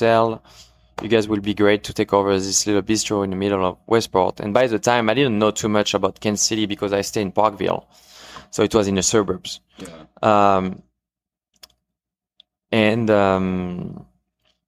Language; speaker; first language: English; non-native, fluent; French